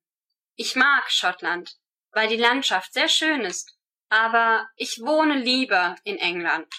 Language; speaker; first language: German; non-native, learner; English